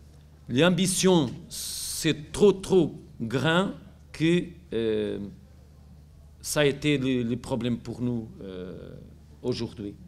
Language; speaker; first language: French; non-native, learner; Portuguese